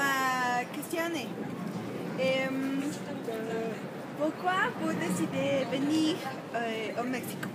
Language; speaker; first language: French; non-native, learner; Spanish